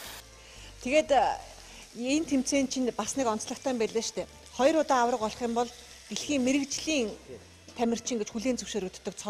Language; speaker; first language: Mongolian; native; Mongolian